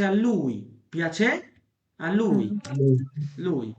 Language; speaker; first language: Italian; non-native, fluent; Bangla